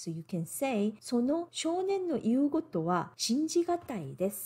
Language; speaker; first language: Japanese; non-native, fluent; Korean